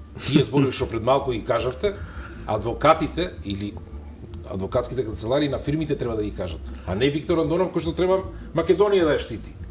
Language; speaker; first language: Macedonian; native; Macedonian